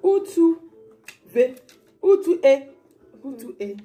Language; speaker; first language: French; non-native, learner; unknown